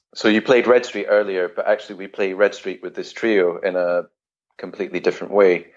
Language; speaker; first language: English; native; English